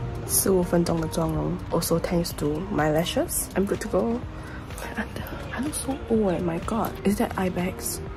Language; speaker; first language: English; non-native, local second language; Chinese